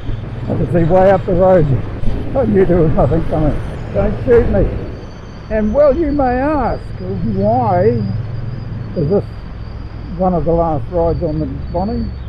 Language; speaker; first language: English; native; English